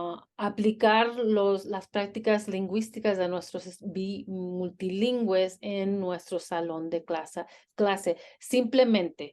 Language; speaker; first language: Spanish; early bilingual, heritage; Spanish